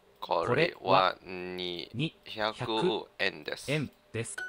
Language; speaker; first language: Japanese; non-native, learner; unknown